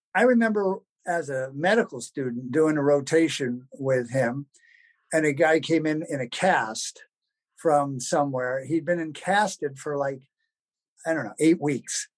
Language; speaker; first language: English; native; English